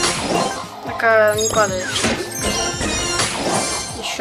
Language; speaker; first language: Russian; native; Russian